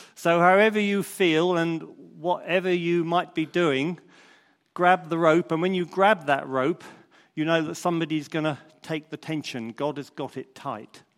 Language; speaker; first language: English; native; English